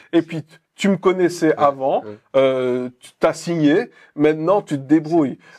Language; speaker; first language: French; native; French